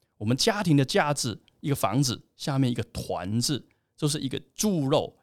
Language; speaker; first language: Chinese; non-native, local second language; Cantonese